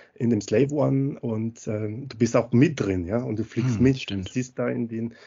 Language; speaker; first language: German; non-native, fluent; French